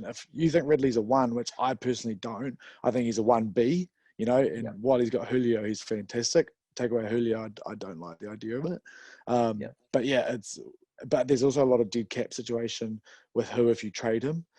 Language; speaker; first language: English; native; English